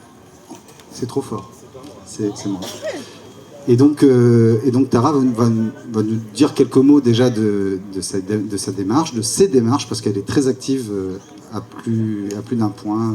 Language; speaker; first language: French; native; French